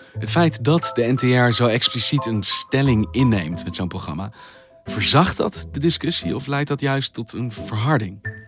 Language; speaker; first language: Dutch; native; Dutch